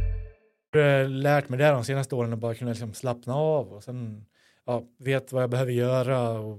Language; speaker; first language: Swedish; native; Swedish